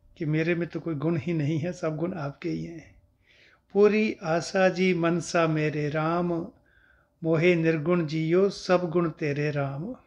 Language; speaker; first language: Hindi; non-native, local second language; Punjabi